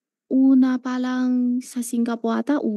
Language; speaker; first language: Filipino; non-native, learner; Chinese